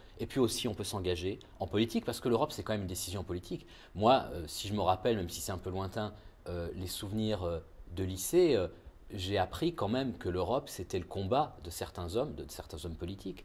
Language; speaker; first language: French; native; French